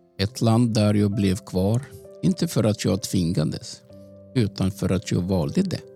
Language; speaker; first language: Swedish; non-native, fluent; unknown